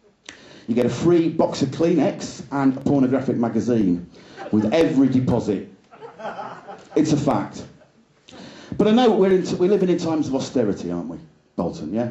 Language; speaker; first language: English; native; English